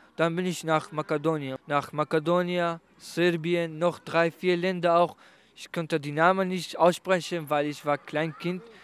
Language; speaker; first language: German; non-native, learner; Kurdish